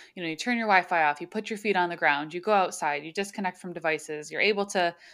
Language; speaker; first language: English; early bilingual, other home language; Slovak